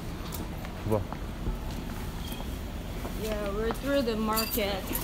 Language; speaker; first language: English; non-native, fluent; Korean